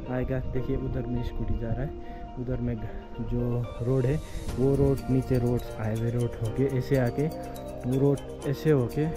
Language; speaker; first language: Hindi; non-native, local second language; Nepali